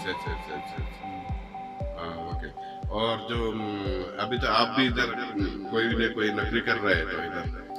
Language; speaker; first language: Hindi; non-native, fluent; Bangla